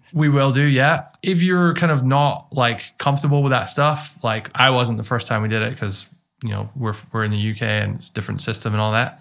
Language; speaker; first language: English; native; English